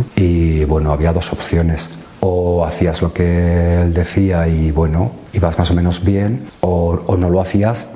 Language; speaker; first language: Spanish; native; Spanish